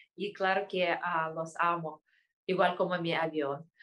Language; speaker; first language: Spanish; non-native, fluent; Kyrgyz